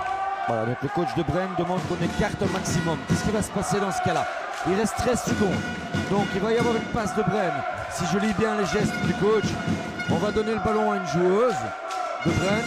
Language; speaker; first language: French; native; French